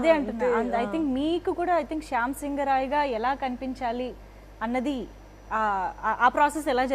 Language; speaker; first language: Telugu; native; Telugu